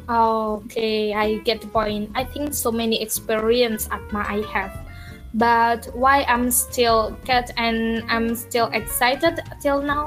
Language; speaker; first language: English; non-native, learner; Indonesian